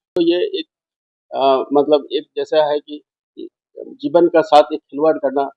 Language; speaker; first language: Hindi; non-native, local second language; Assamese